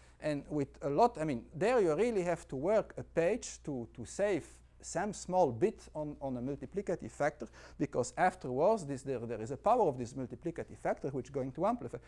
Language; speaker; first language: English; non-native, fluent; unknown